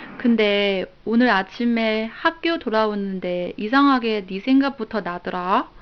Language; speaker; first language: Korean; non-native, fluent; Chinese